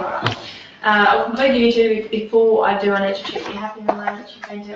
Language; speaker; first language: English; native; English